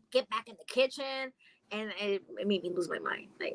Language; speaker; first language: English; native; English